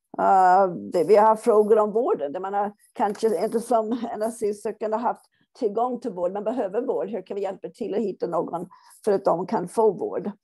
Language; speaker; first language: Swedish; non-native, fluent; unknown